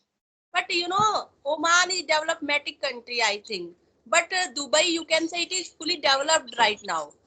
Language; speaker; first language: English; non-native, local second language; Hindi